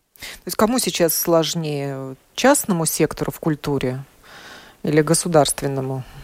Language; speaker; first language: Russian; native; Russian